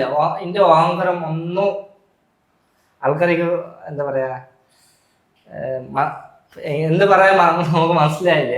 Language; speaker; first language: Malayalam; non-native, local second language; Bangla